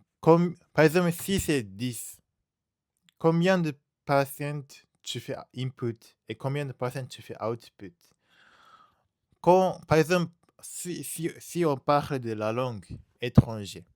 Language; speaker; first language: French; non-native, learner; Japanese